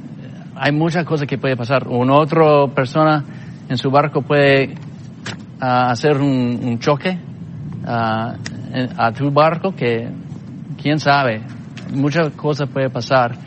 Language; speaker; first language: Spanish; non-native, fluent; English